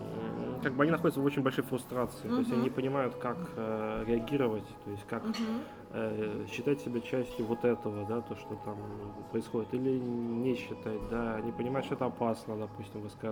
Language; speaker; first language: Russian; native; Russian